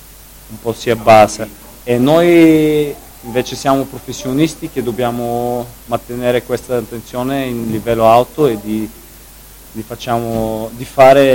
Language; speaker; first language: Italian; non-native, fluent; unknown